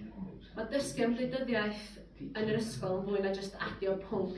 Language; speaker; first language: Welsh; native; Welsh